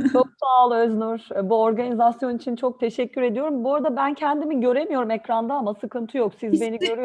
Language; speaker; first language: Turkish; native; Turkish